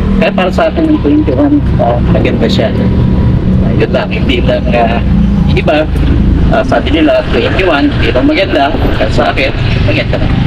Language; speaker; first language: Filipino; native; Filipino